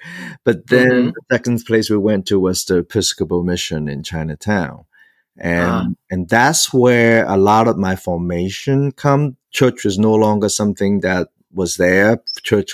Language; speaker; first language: English; non-native, local second language; Cantonese